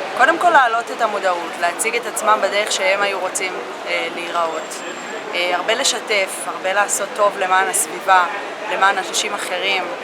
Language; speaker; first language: Hebrew; native; Hebrew